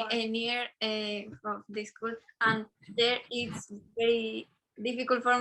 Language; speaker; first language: English; non-native, learner; Spanish